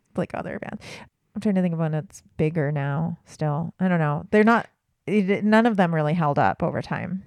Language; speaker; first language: English; native; English